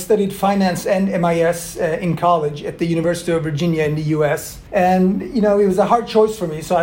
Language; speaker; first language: English; non-native, fluent; Swedish